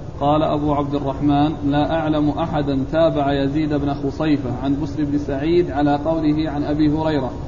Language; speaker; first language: Arabic; native; Arabic